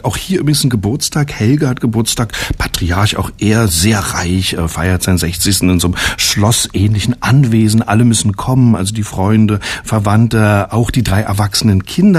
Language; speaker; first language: German; native; German